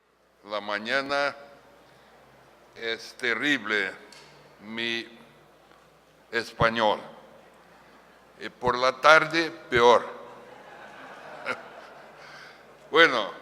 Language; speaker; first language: Spanish; non-native, fluent; Portuguese